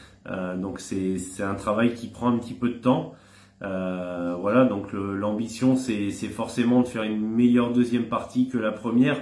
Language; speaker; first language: French; native; French